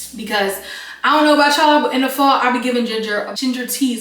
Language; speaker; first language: English; native; English